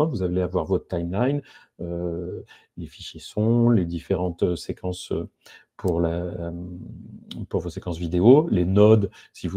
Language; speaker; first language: French; native; French